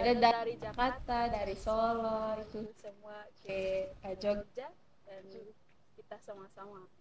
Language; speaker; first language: Indonesian; non-native, learner; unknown